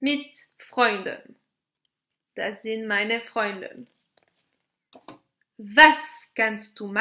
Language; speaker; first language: German; non-native, local second language; French